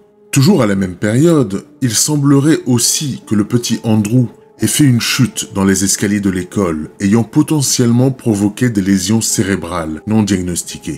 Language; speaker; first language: French; native; French